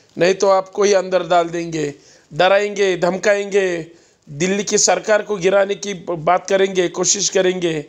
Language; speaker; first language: Hindi; non-native, local second language; Marathi